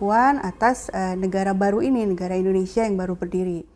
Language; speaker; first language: Indonesian; native; Indonesian